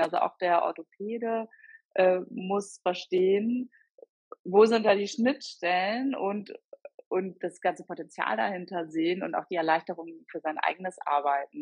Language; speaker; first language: German; native; German